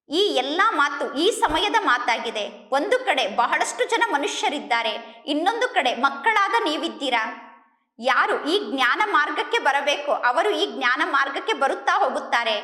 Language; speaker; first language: Kannada; native; Kannada